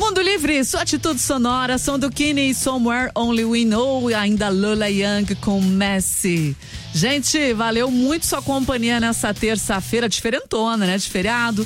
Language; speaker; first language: Portuguese; native; Portuguese